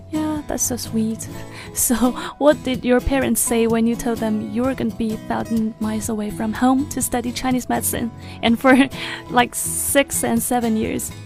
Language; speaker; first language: English; non-native, fluent; Chinese